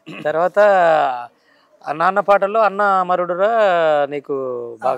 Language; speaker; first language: Telugu; native; Telugu